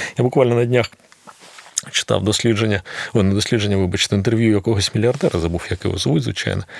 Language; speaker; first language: Ukrainian; non-native, local second language; Russian